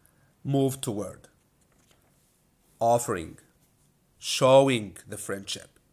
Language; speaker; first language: English; non-native, fluent; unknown